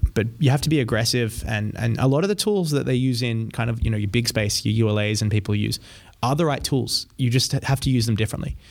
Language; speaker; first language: English; native; English